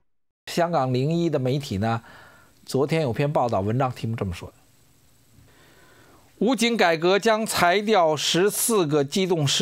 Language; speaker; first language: Chinese; native; Chinese